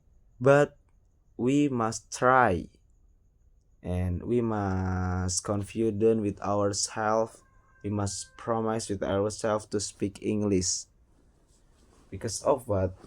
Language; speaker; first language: English; non-native, learner; Indonesian